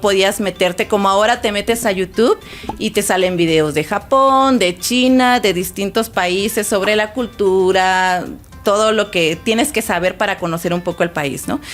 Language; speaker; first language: Spanish; native; Spanish